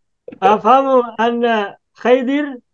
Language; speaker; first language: Arabic; non-native, fluent; Indonesian